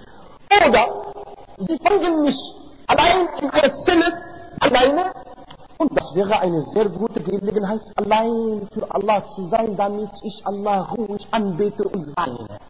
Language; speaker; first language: German; non-native, fluent; Arabic